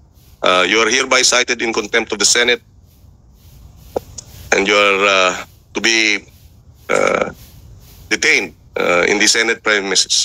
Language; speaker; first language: English; non-native, local second language; Filipino